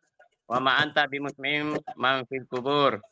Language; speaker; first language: Arabic; non-native, learner; Indonesian